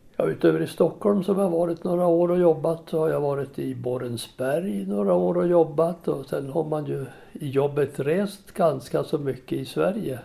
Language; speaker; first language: Swedish; native; Swedish